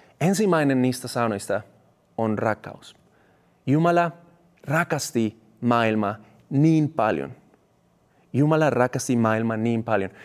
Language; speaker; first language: Finnish; non-native, fluent; Spanish